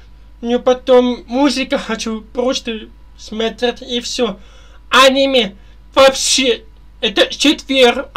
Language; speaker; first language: Russian; non-native, learner; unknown